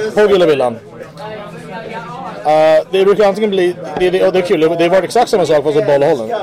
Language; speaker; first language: Swedish; early bilingual, other home language; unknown